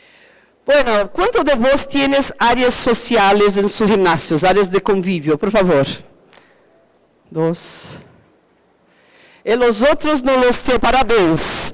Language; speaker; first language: Spanish; non-native, fluent; Portuguese